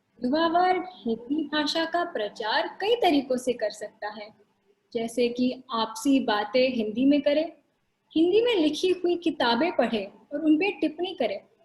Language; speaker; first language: Hindi; non-native, local second language; Marathi